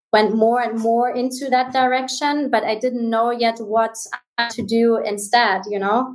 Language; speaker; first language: English; non-native, fluent; German